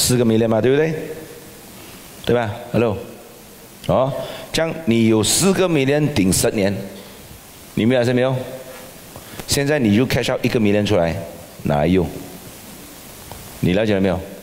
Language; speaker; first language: Chinese; native; Chinese